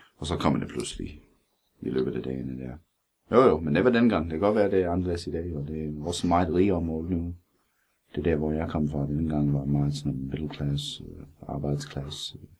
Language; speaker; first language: Danish; non-native, fluent; English